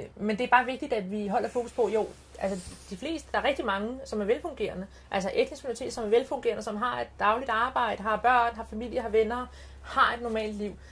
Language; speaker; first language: Danish; early bilingual, other home language; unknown